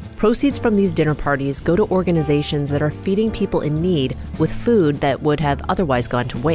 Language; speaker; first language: English; native; English